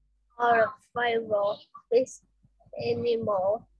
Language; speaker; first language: English; non-native, learner; Vietnamese